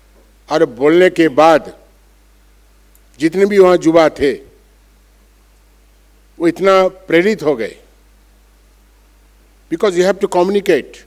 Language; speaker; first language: Hindi; non-native, local second language; Bangla